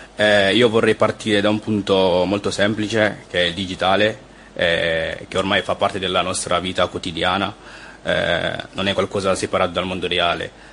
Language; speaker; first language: Italian; non-native, fluent; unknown